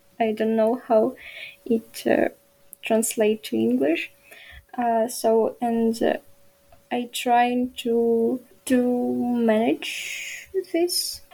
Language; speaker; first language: English; non-native, learner; Ukrainian